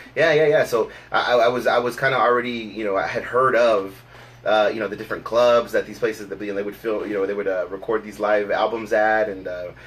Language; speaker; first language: English; native; English